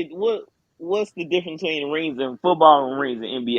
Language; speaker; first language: English; native; English